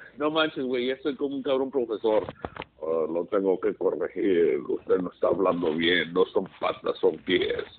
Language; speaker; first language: Spanish; early bilingual, heritage; Spanish